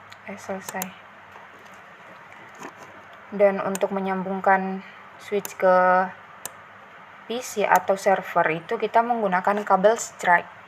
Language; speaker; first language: Indonesian; native; Indonesian